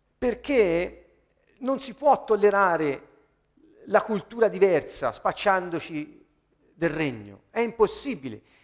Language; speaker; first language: Italian; native; Italian